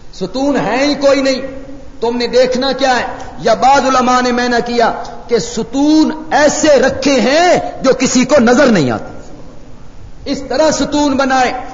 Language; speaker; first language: Urdu; non-native, local second language; Punjabi